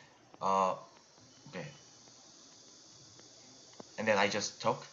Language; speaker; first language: English; non-native, learner; Korean